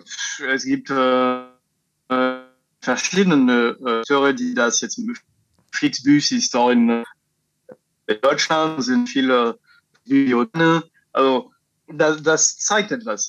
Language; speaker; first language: German; non-native, learner; French